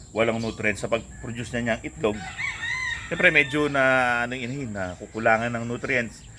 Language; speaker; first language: Filipino; non-native, local second language; Pampanga